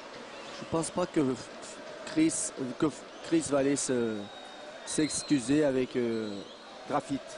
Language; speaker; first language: French; native; French